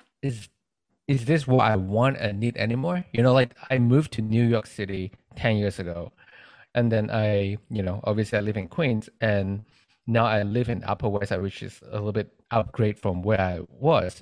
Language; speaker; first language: English; non-native, local second language; Chinese